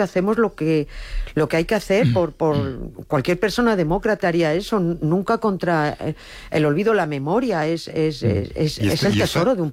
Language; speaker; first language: Spanish; native; Spanish